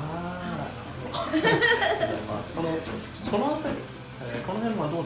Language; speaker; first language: Japanese; non-native, fluent; English